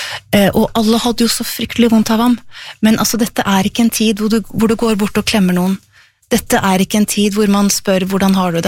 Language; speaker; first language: Norwegian; native; Norwegian